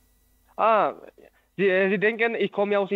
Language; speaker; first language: German; non-native, learner; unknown